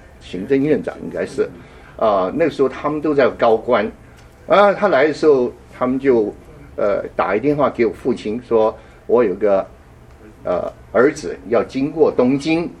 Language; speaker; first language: Chinese; early bilingual, heritage; Japanese